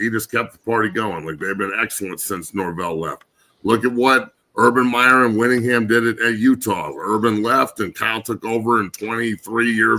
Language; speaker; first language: English; native; English